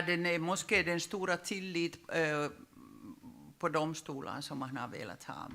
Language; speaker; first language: Swedish; non-native, local second language; Finnish